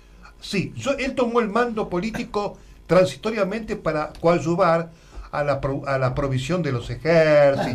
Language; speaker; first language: Spanish; native; Spanish